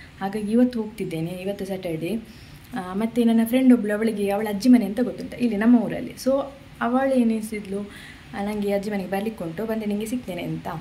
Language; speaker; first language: Kannada; non-native, local second language; Tulu